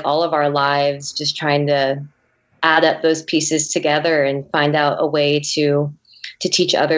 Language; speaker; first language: English; native; English